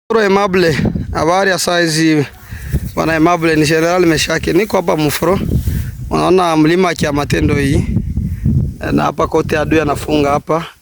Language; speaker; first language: Swahili; native; Swahili